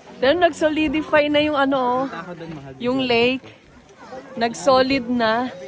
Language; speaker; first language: Filipino; native; Filipino